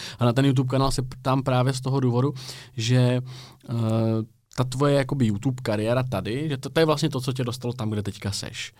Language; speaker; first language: Czech; native; Czech